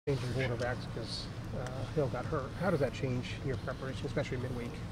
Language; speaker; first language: English; native; English